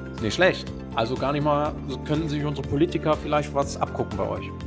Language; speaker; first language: German; native; German